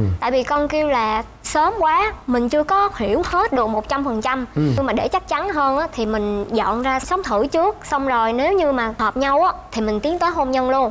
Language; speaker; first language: Vietnamese; native; Vietnamese